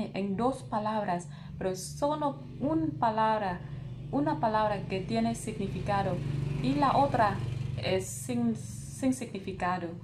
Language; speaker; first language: Spanish; non-native, learner; Vietnamese